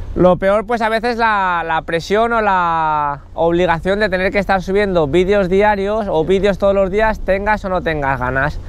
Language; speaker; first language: Spanish; native; Spanish